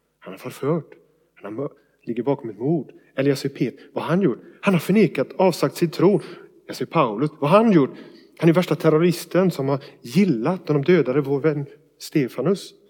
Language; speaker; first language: Swedish; native; Swedish